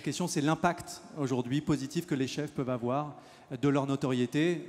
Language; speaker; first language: French; native; French